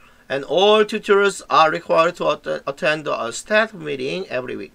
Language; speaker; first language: English; non-native, fluent; Korean